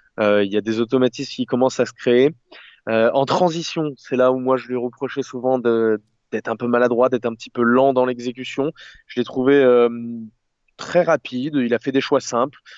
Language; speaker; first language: French; native; French